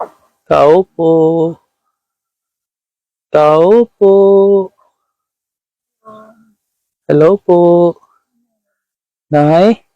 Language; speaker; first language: Filipino; non-native, learner; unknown